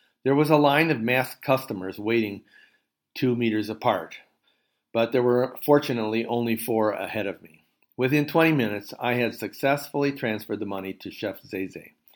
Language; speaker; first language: English; native; English